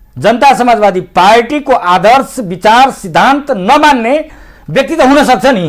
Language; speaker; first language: Nepali; non-native, local second language; Maithili